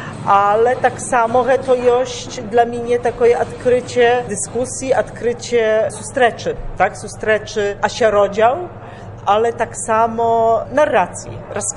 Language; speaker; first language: Belarusian; early bilingual, heritage; Belarusian